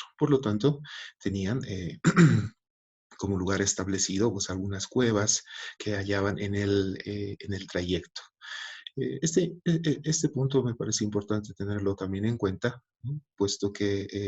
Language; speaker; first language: Spanish; native; Spanish